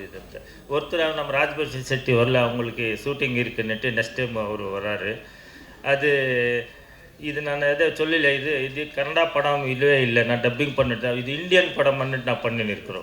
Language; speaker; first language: Tamil; non-native, learner; Kannada